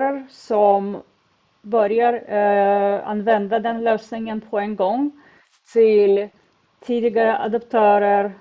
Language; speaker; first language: Swedish; non-native, fluent; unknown